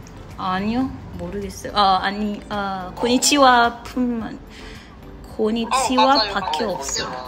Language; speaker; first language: Korean; non-native, learner; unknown